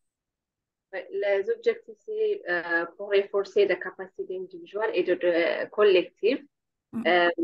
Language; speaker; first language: French; non-native, learner; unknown